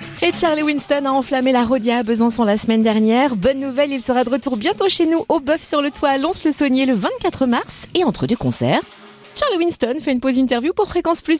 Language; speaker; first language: French; native; French